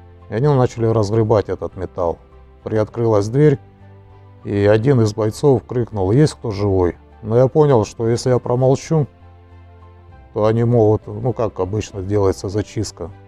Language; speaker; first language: Russian; native; Russian